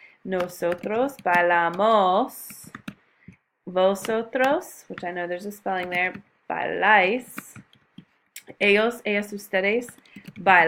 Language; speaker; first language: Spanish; non-native, fluent; English